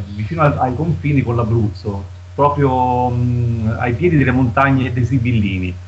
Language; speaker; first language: Italian; native; Italian